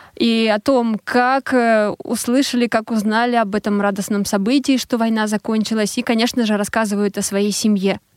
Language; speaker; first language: Russian; native; Russian